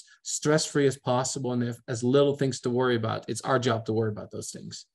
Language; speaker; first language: English; non-native, fluent; Dutch